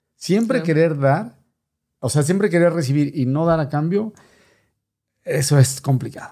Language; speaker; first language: Spanish; native; Spanish